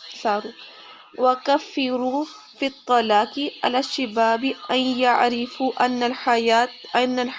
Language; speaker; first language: Arabic; non-native, learner; Urdu